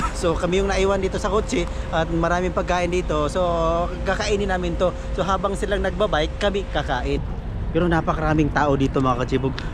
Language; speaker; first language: Filipino; non-native, local second language; Cebuano